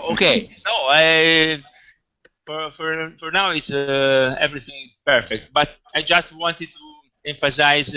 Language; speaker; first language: English; non-native, fluent; Italian